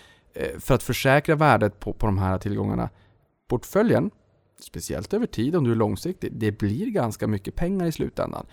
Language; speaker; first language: Swedish; native; Swedish